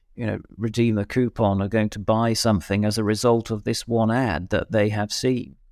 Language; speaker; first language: English; native; English